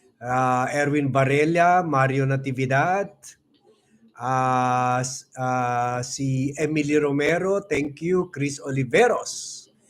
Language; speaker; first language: Filipino; non-native, local second language; Cebuano